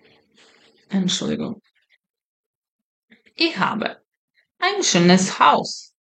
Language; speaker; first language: German; non-native, fluent; Serbian